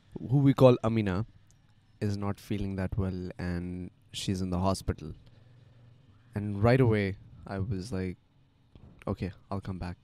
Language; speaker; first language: English; non-native, local second language; Urdu